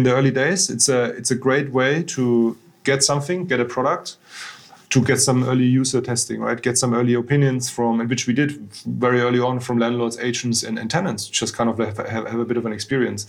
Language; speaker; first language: English; non-native, fluent; German